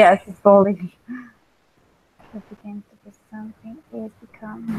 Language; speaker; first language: English; non-native, learner; Spanish